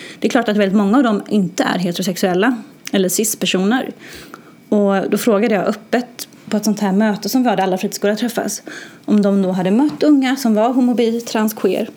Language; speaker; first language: Swedish; early bilingual, other home language; Arabic